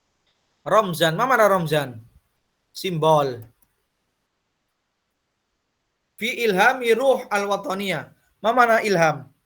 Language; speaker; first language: Arabic; non-native, fluent; Indonesian